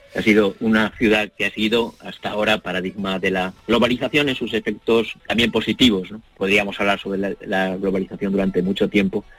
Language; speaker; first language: Spanish; native; Spanish